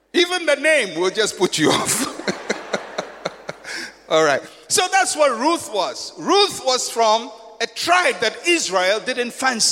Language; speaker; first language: English; non-native, local second language; Akan